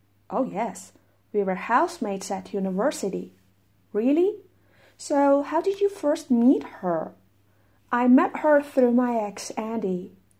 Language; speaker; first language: English; non-native, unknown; Persian